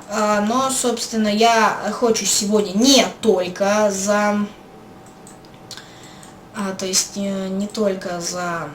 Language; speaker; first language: Russian; native; Russian